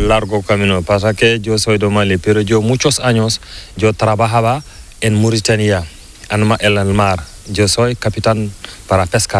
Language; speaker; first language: Spanish; non-native, learner; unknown